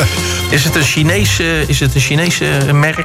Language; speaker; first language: Dutch; native; Dutch